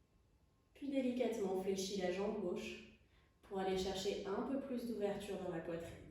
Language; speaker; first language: French; native; French